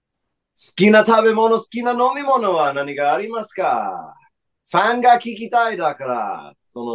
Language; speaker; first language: Japanese; non-native, fluent; English